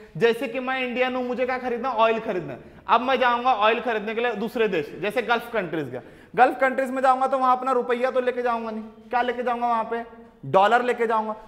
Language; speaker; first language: Hindi; native; Hindi